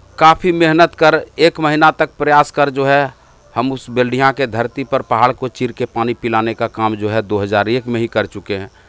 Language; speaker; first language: Hindi; native; Hindi